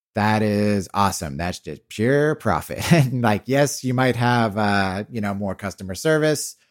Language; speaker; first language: English; native; English